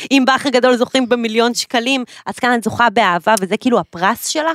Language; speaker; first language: Hebrew; native; Hebrew